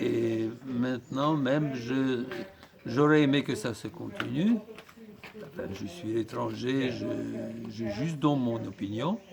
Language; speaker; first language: French; non-native, fluent; Russian